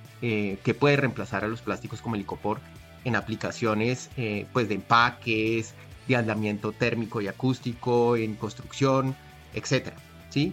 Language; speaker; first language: Spanish; native; Spanish